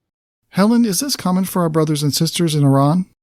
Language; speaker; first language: English; native; English